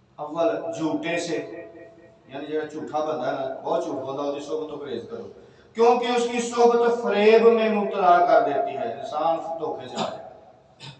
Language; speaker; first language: Urdu; non-native, local second language; Punjabi